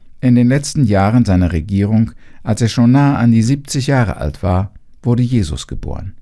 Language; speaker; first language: German; native; German